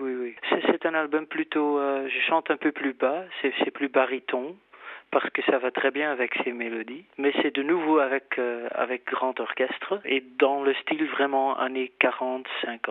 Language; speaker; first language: French; non-native, fluent; Dutch